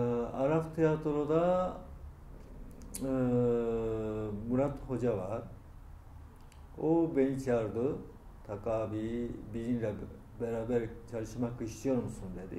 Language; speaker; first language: Turkish; non-native, learner; Japanese